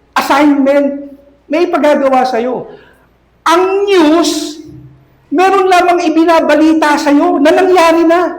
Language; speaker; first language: Filipino; native; Filipino